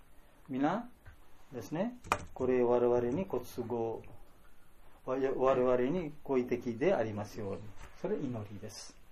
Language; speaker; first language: Japanese; non-native, fluent; Bangla